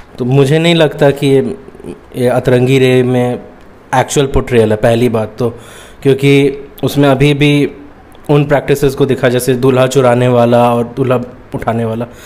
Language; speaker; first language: Hindi; native; Hindi